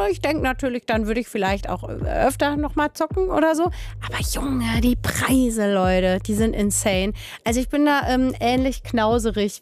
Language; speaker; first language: German; native; German